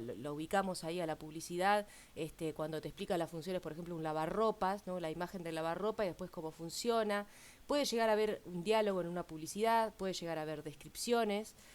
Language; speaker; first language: Spanish; native; Spanish